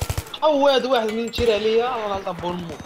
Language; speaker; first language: Arabic; native; Arabic